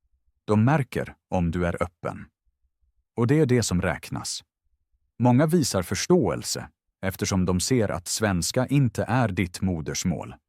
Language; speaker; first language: Swedish; non-native, fluent; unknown